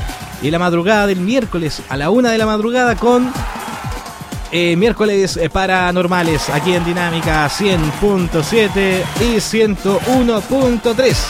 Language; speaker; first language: Spanish; native; Spanish